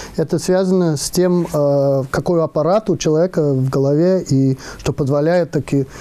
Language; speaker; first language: Russian; non-native, fluent; English